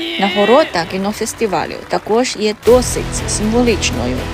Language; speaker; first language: Ukrainian; non-native, learner; Chinese